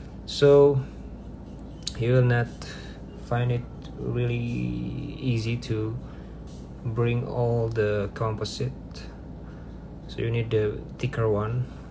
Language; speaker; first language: English; non-native, fluent; Indonesian